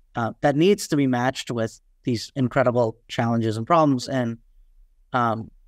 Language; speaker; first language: English; early bilingual, other home language; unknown